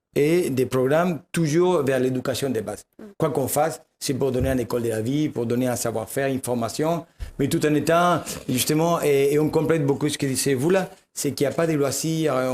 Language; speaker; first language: French; non-native, fluent; Spanish